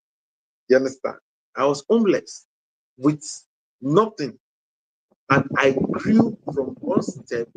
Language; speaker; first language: English; non-native, local second language; Yoruba